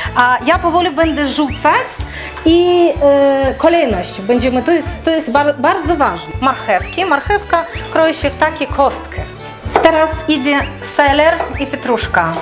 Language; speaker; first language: Polish; non-native, learner; Ukrainian